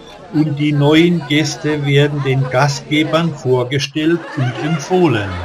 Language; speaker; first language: German; native; German